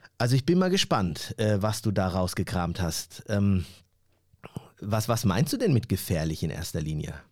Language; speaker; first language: German; early bilingual, other home language; Turkish